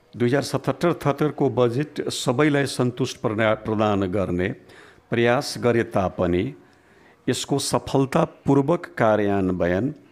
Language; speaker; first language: Nepali; non-native, local second language; Bhojpuri